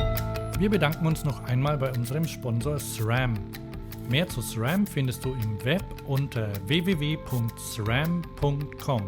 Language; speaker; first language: German; native; German